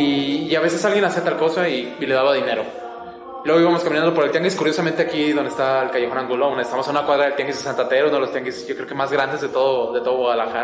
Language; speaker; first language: Spanish; native; Spanish